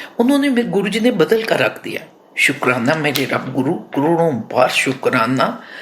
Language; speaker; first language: Hindi; non-native, local second language; Punjabi